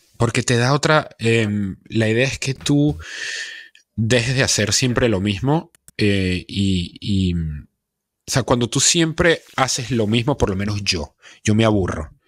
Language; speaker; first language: Spanish; native; Spanish